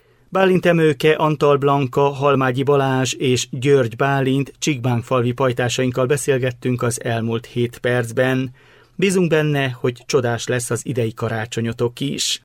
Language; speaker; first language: Hungarian; native; Hungarian